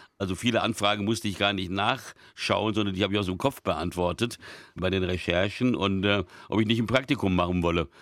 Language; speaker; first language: German; early bilingual, other home language; Hungarian